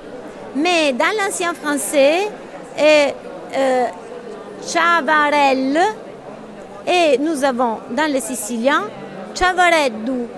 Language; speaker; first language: French; non-native, fluent; Italian